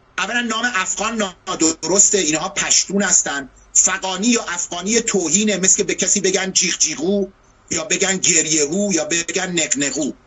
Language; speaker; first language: Persian; non-native, local second language; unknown